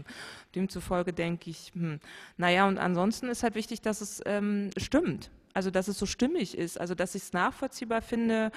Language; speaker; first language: German; native; German